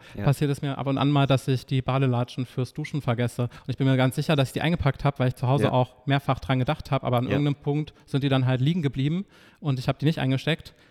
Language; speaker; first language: German; native; German